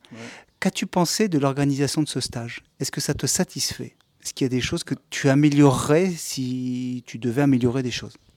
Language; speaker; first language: French; native; French